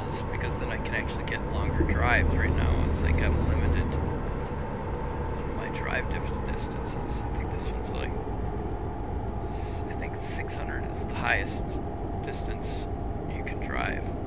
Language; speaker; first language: English; native; English